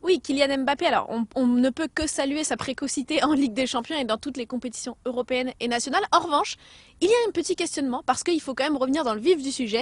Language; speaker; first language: French; native; French